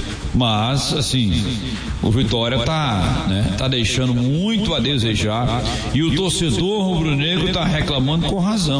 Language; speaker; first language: Portuguese; native; Portuguese